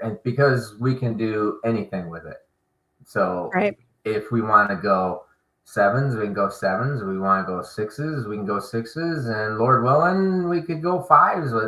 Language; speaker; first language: English; native; English